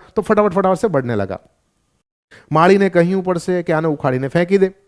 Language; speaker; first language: Hindi; non-native, local second language; Gujarati